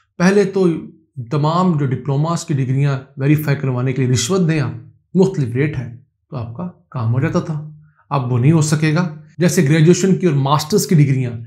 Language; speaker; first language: Urdu; native; Urdu